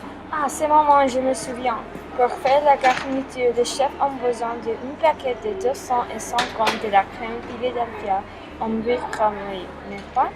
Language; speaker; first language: French; non-native, learner; English